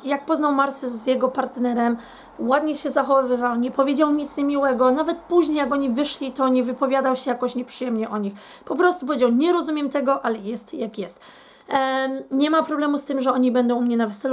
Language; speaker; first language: Polish; native; Polish